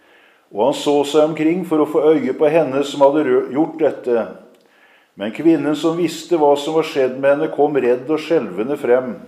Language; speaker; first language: Norwegian; native; Norwegian